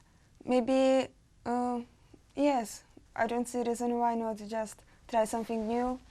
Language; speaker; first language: English; non-native, learner; Czech